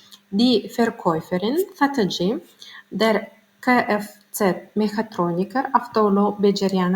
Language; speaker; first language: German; non-native, learner; Turkmen